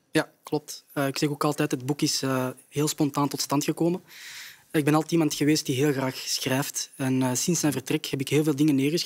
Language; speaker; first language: Dutch; early bilingual, other home language; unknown